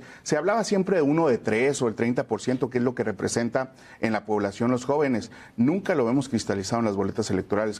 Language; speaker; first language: Spanish; native; Spanish